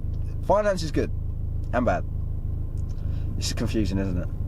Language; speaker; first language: English; native; English